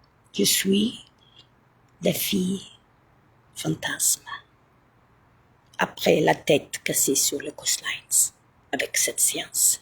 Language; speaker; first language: French; non-native, fluent; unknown